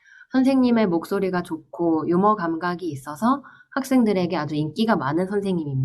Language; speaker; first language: Korean; native; Korean